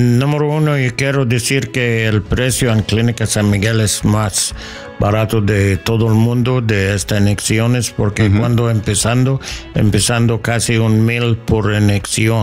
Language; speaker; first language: Spanish; non-native, learner; English